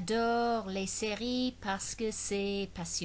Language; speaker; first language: French; non-native, fluent; English